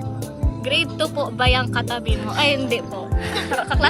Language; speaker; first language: Filipino; native; Filipino